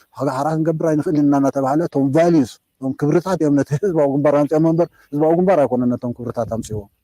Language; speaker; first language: Tigrinya; native; Tigrinya